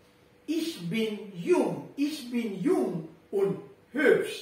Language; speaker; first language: German; non-native, fluent; Sinhala